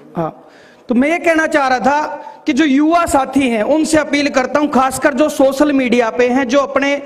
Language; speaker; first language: Hindi; native; Hindi